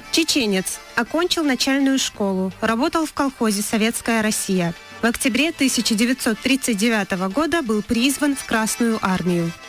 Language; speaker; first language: Russian; non-native, local second language; Chechen